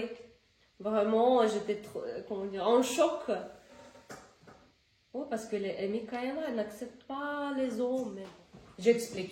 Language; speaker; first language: French; non-native, learner; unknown